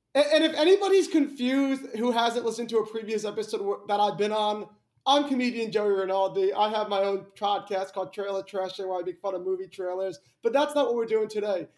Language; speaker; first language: English; native; English